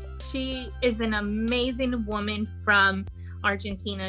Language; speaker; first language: English; early bilingual, other home language; Spanish